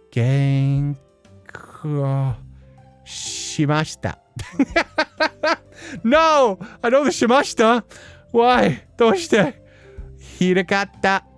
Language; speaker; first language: Japanese; non-native, learner; English